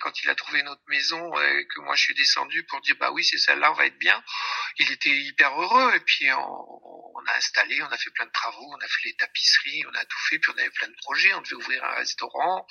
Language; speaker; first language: French; native; French